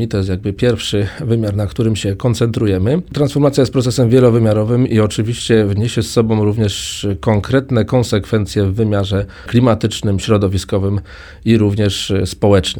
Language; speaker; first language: Polish; native; Polish